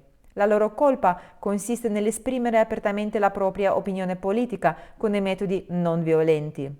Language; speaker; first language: Italian; non-native, fluent; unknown